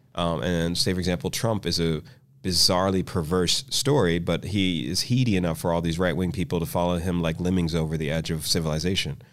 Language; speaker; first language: English; native; English